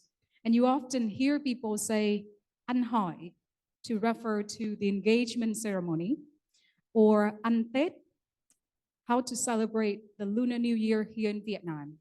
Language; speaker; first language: English; non-native, local second language; Vietnamese